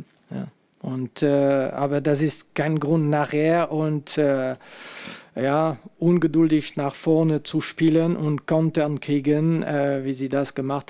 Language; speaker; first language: German; non-native, fluent; French